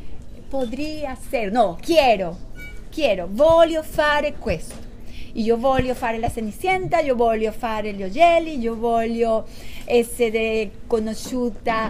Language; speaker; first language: Italian; non-native, learner; Spanish